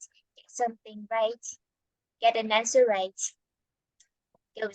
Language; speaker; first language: English; non-native, fluent; Vietnamese